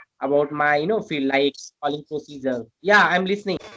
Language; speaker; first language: English; non-native, learner; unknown